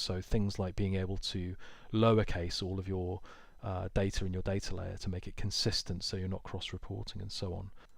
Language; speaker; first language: English; native; English